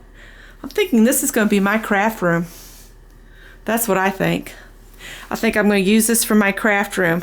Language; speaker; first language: English; native; English